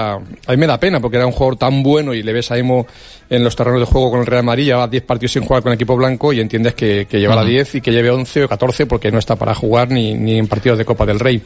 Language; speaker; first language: Spanish; native; Spanish